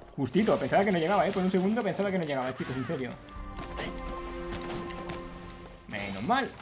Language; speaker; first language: Spanish; native; Spanish